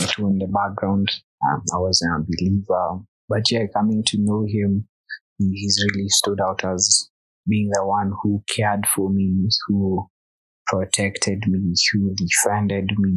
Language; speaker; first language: English; non-native, local second language; Swahili